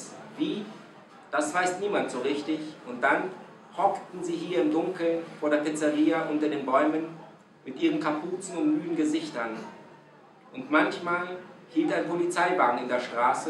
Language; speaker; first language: German; non-native, fluent; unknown